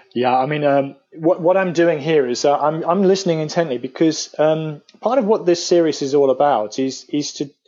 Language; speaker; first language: English; native; English